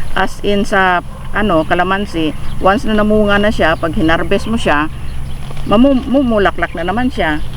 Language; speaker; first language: Filipino; non-native, local second language; Hiligaynon